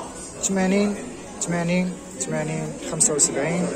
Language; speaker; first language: Arabic; native; Arabic